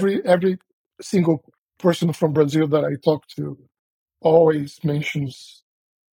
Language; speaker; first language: English; non-native, fluent; Portuguese